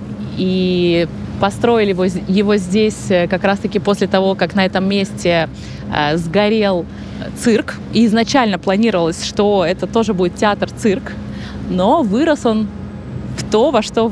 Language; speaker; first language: Russian; native; Russian